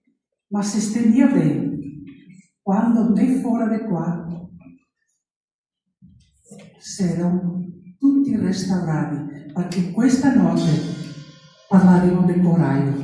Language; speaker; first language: Italian; non-native, local second language; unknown